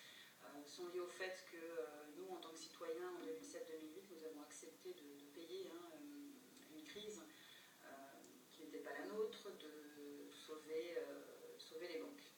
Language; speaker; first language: French; native; French